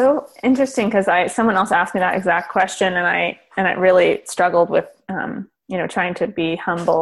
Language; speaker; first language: English; native; English